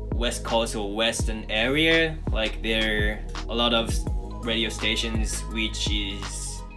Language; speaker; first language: English; non-native, fluent; Japanese